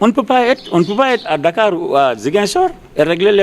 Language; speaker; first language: French; non-native, local second language; Wolof